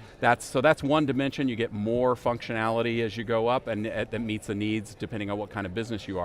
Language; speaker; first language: English; native; English